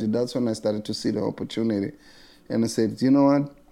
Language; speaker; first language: English; non-native, local second language; Zulu